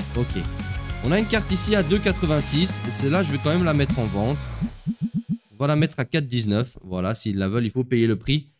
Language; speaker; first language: French; native; French